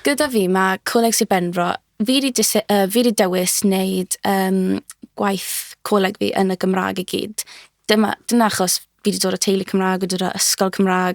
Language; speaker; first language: Welsh; native; Welsh